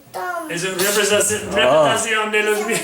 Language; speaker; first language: Spanish; non-native, learner; English